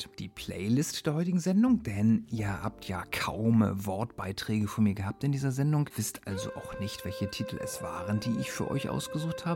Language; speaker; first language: German; native; German